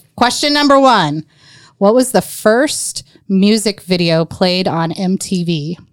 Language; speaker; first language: English; native; English